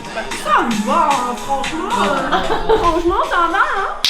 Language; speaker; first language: French; early bilingual, heritage; Dutch